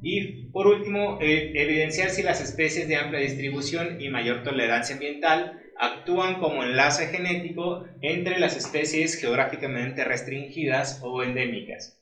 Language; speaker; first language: Spanish; native; Spanish